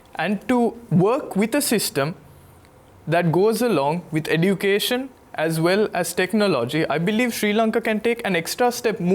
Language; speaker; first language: English; non-native, local second language; Sinhala